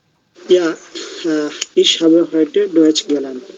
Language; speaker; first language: German; non-native, learner; Bangla